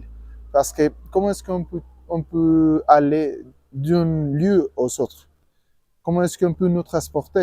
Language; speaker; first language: French; non-native, learner; Spanish